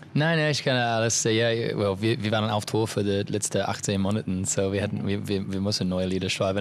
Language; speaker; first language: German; non-native, learner; English